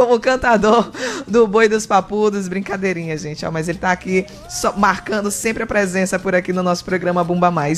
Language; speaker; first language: Portuguese; native; Portuguese